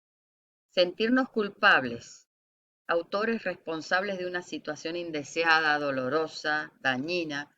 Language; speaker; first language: Spanish; native; Spanish